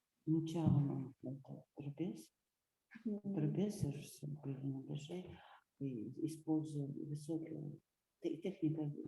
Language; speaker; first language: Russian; non-native, learner; Lithuanian